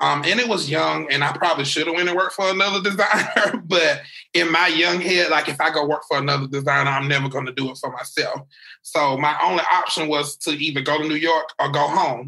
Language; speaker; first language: English; native; English